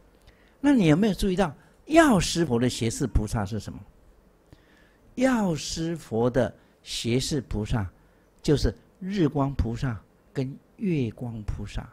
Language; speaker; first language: Chinese; native; Chinese